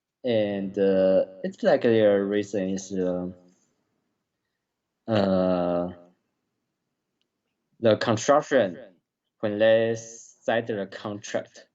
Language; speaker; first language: English; non-native, learner; Chinese